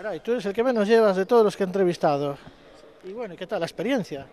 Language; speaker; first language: Spanish; native; Spanish